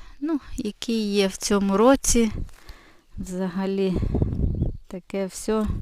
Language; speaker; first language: Ukrainian; native; Ukrainian